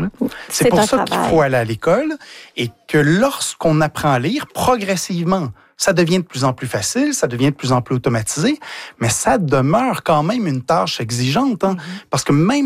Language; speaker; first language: French; native; French